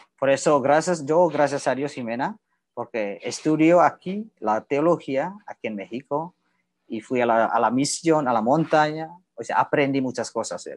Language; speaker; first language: Spanish; non-native, learner; Indonesian